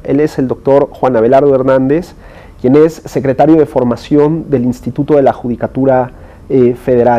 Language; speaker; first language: Spanish; native; Spanish